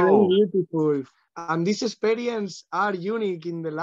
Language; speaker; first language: English; non-native, learner; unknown